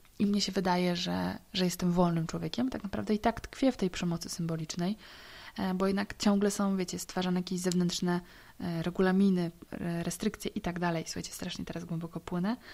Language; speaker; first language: Polish; native; Polish